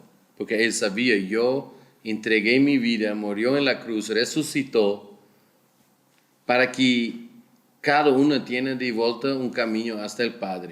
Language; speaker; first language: Spanish; non-native, fluent; Portuguese